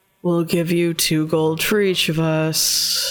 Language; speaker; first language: English; native; English